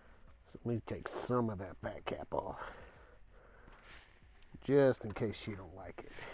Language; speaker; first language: English; native; English